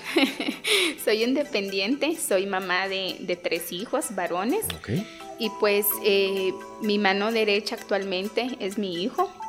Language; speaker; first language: Spanish; non-native, local second language; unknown